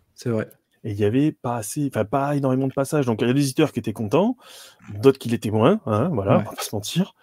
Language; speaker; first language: French; native; French